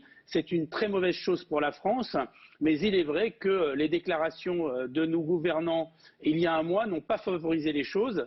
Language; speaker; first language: French; native; French